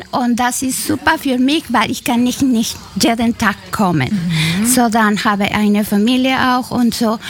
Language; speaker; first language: German; non-native, learner; Spanish